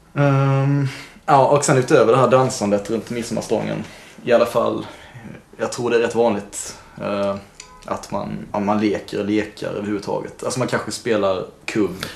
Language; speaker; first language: Swedish; native; Swedish